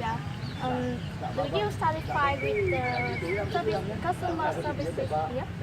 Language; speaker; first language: English; non-native, learner; Vietnamese